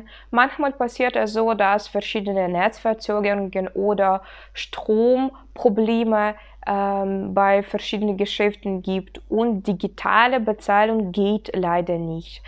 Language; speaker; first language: German; non-native, fluent; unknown